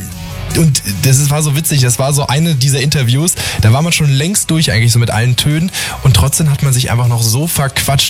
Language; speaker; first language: German; native; German